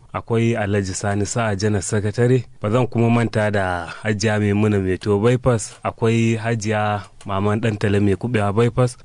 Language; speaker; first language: Hausa; native; Hausa